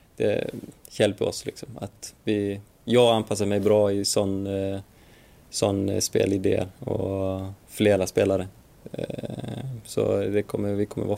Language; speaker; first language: Swedish; non-native, fluent; Icelandic